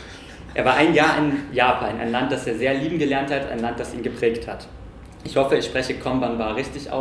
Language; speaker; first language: German; native; German